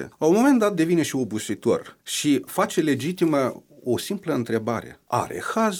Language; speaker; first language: Romanian; native; Romanian